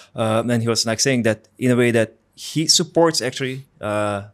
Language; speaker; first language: English; non-native, fluent; Hungarian